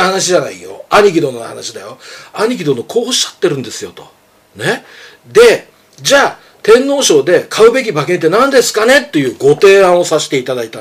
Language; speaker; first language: Japanese; native; Japanese